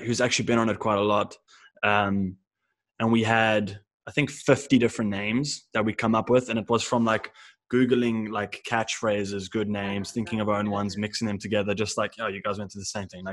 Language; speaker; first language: English; native; English